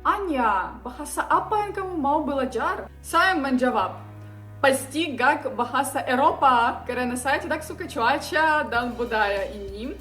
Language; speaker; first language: Indonesian; non-native, learner; Ukrainian